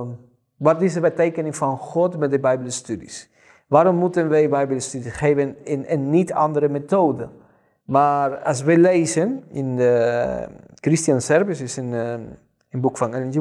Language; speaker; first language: Dutch; non-native, fluent; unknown